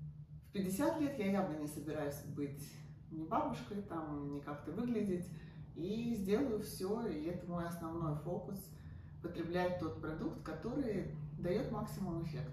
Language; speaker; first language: Russian; native; Russian